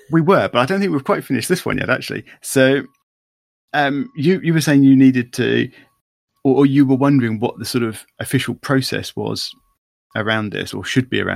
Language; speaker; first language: English; native; English